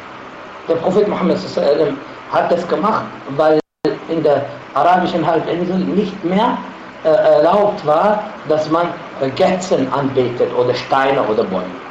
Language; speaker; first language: German; non-native, fluent; Arabic